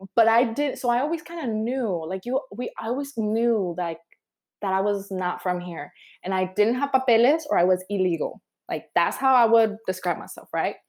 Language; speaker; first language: English; early bilingual, other home language; Spanish